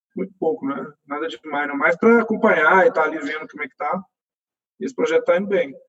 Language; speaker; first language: Portuguese; native; Portuguese